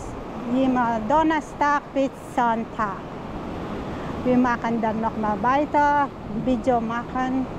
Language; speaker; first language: German; non-native, learner; Filipino